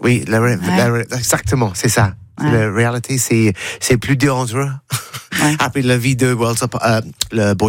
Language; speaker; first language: French; non-native, learner; English